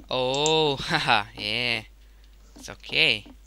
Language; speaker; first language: English; non-native, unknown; Romanian